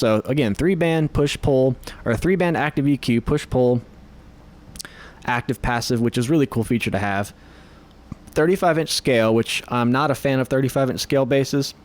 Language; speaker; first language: English; native; English